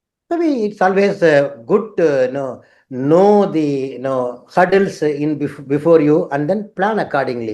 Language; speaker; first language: English; non-native, local second language; Tamil